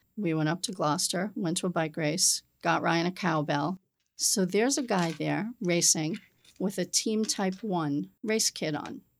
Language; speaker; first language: English; native; English